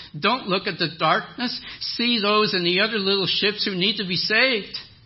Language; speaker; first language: English; non-native, fluent; French